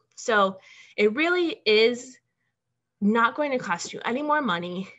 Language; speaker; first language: English; native; English